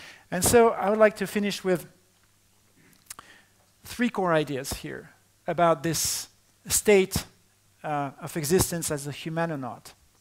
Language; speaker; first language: English; non-native, fluent; French